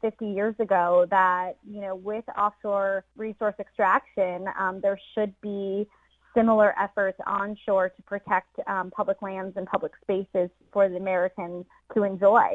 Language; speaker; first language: English; native; English